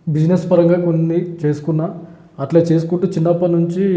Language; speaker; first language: Telugu; native; Telugu